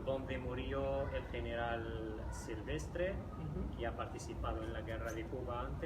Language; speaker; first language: Spanish; non-native, fluent; Riffian